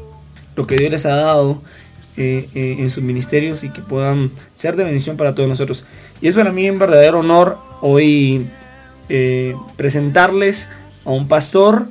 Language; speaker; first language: Spanish; native; Spanish